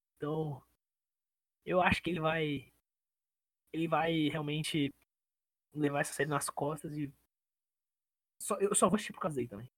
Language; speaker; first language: Portuguese; native; Portuguese